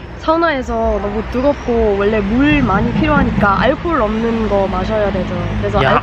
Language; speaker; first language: Korean; non-native, fluent; German